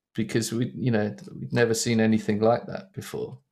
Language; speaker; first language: English; native; English